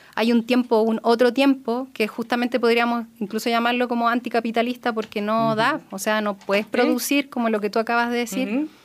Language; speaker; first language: Spanish; native; Spanish